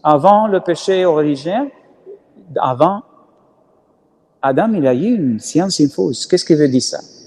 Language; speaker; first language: French; non-native, learner; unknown